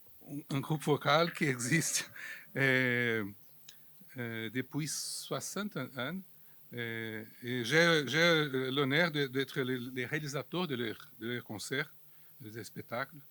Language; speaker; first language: French; non-native, fluent; Portuguese